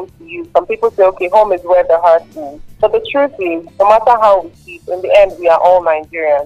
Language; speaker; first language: English; non-native, local second language; Igbo